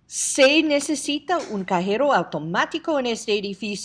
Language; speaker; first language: Spanish; non-native, fluent; English